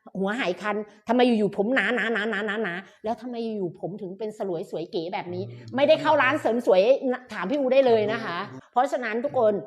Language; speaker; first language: Thai; native; Thai